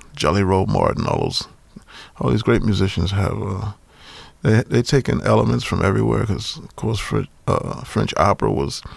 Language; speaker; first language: English; native; English